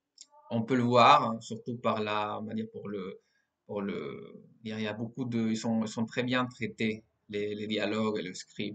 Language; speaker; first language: French; non-native, fluent; Spanish